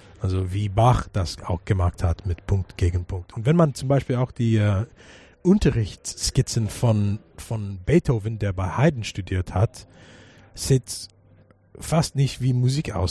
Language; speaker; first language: German; non-native, fluent; English